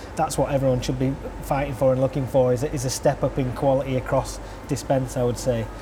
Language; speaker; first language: English; native; English